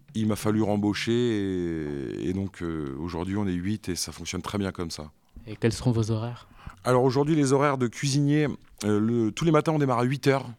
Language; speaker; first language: French; native; French